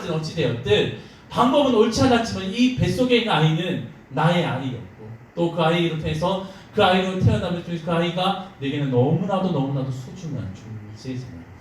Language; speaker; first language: Korean; native; Korean